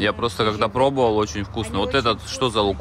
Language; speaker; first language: Russian; native; Russian